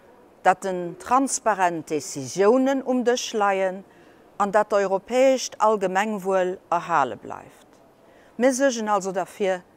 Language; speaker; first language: German; non-native, local second language; Luxembourgish